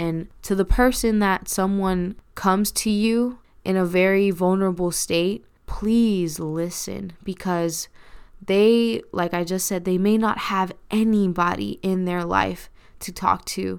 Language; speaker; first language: English; early bilingual, other home language; Spanish